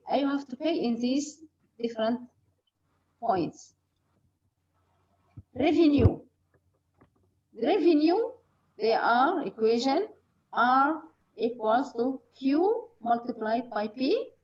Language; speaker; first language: English; non-native, fluent; Arabic